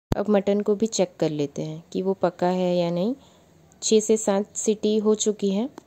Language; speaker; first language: Hindi; native; Hindi